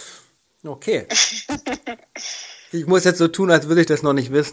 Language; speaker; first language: German; native; German